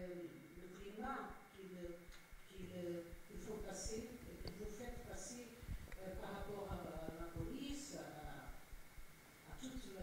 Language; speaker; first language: French; non-native, fluent; Portuguese